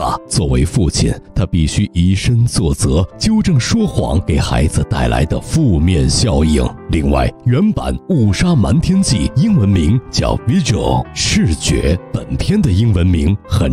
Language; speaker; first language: Chinese; native; Chinese